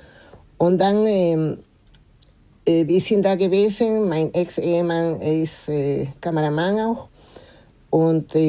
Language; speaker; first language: German; non-native, fluent; Spanish